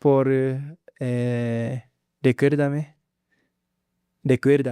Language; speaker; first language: Spanish; non-native, learner; Japanese